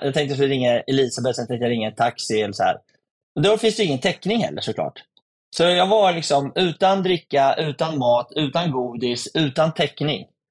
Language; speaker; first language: Swedish; native; Swedish